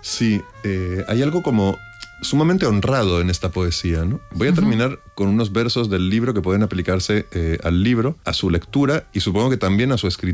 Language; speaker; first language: Spanish; native; Spanish